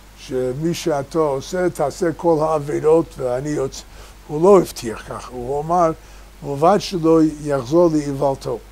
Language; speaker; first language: Hebrew; non-native, fluent; English